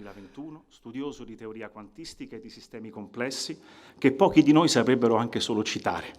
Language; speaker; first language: Italian; native; Italian